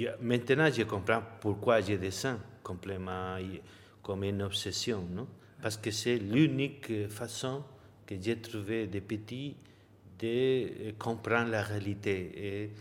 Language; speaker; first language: French; non-native, learner; Spanish